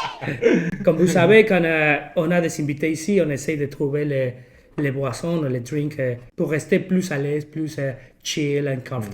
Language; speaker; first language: French; non-native, fluent; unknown